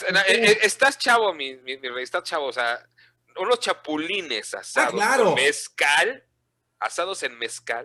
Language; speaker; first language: Spanish; native; Spanish